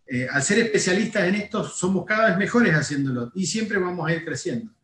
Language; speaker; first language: Spanish; native; Spanish